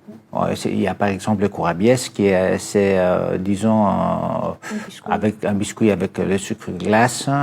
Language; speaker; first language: French; non-native, fluent; Greek